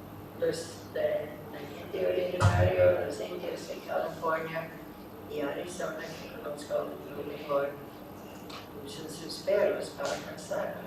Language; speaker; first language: Spanish; non-native, fluent; English